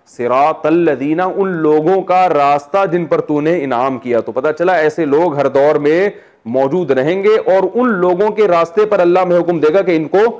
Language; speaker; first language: Urdu; native; Urdu